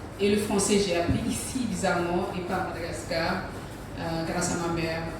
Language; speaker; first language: French; early bilingual, heritage; English